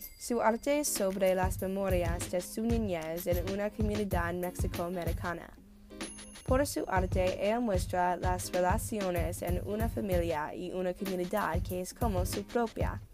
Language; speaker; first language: Spanish; non-native, learner; English